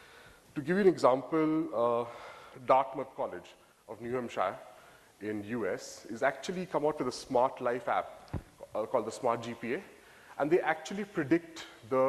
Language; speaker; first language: English; non-native, local second language; Bangla